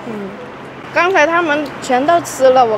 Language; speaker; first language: Chinese; non-native, fluent; Indonesian